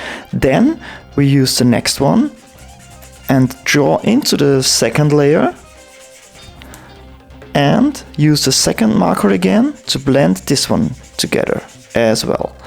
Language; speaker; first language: English; non-native, fluent; German